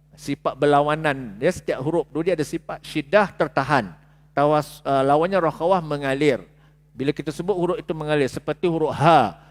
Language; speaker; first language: Malay; native; Malay